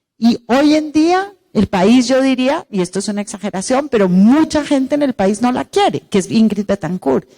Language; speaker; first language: Spanish; native; Spanish